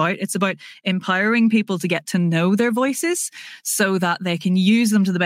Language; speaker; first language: English; native; English